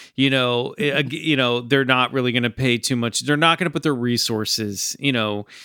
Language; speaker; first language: English; native; English